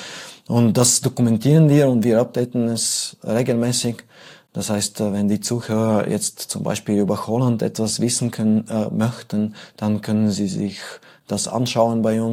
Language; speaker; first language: German; non-native, fluent; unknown